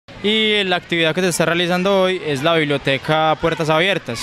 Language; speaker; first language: Spanish; native; Spanish